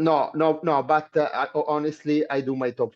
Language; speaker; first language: English; non-native, learner; Italian